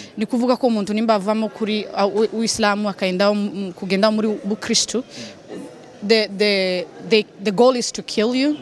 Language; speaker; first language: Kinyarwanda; non-native, learner; Somali